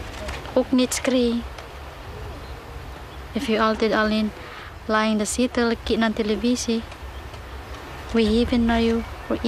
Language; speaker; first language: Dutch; non-native, learner; Cebuano